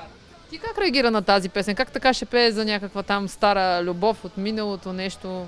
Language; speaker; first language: Bulgarian; native; Bulgarian